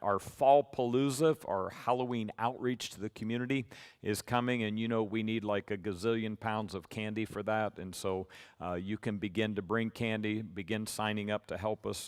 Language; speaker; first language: English; native; English